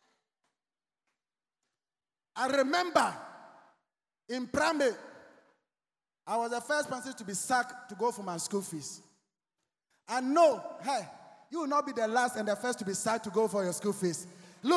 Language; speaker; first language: English; non-native, local second language; Akan